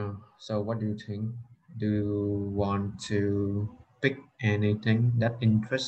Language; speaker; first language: English; non-native, fluent; Vietnamese